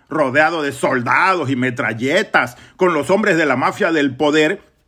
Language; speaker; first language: Spanish; native; Spanish